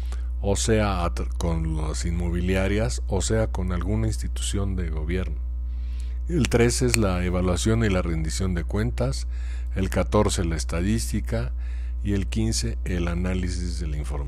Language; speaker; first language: Spanish; native; Spanish